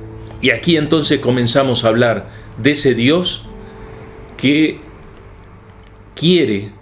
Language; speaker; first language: Spanish; native; Spanish